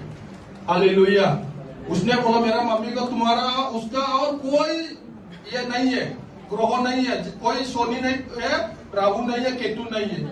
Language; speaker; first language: Hindi; non-native, local second language; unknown